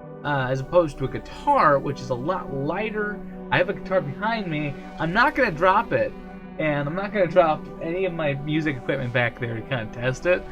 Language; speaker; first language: English; native; English